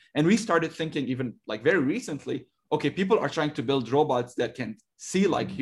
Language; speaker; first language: English; non-native, fluent; Arabic